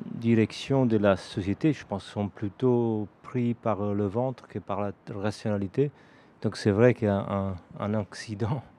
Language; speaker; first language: French; non-native, fluent; Italian